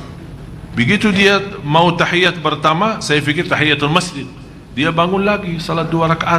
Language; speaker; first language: Indonesian; non-native, fluent; Arabic